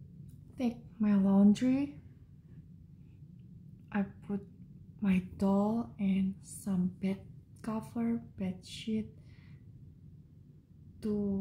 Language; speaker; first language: English; non-native, learner; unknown